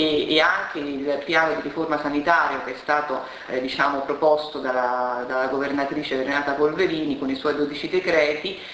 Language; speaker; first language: Italian; native; Italian